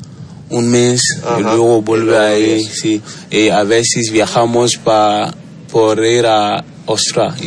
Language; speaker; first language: Spanish; non-native, learner; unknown